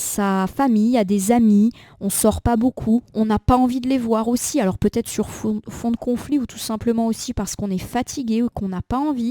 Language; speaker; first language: French; native; French